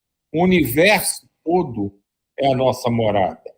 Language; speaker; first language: Portuguese; native; Portuguese